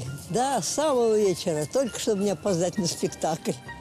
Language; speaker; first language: Russian; native; Russian